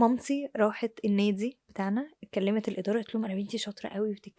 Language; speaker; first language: Arabic; native; Arabic